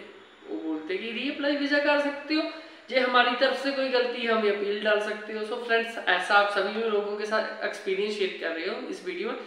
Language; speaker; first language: Hindi; non-native, local second language; Punjabi